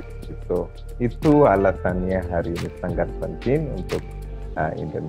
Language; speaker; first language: Indonesian; non-native, fluent; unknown